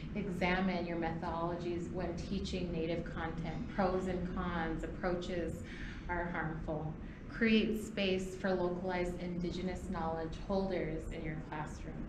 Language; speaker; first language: English; native; English